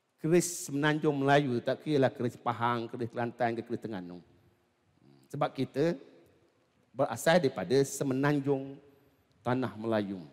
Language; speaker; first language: Malay; native; Malay